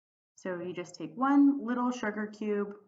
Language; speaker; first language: English; native; English